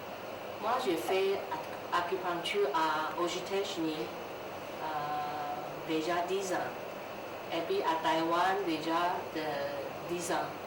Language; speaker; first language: French; non-native, learner; Chinese